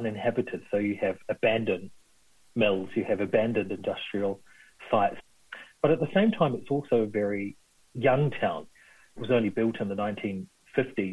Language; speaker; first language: English; native; English